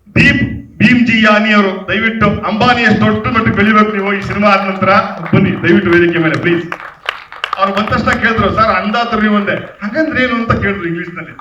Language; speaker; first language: Kannada; native; Kannada